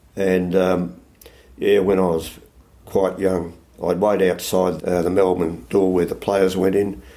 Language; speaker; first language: English; native; English